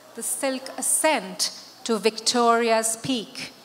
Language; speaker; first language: English; non-native, local second language; Urdu